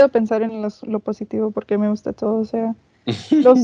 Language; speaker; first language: Spanish; non-native, fluent; English